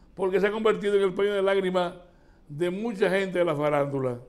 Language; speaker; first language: Spanish; native; Spanish